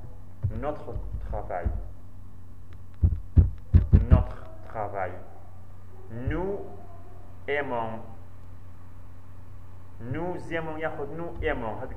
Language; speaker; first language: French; non-native, learner; Central Kurdish